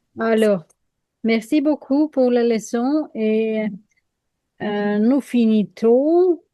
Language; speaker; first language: French; non-native, learner; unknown